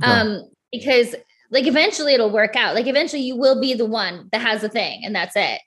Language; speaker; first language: English; native; English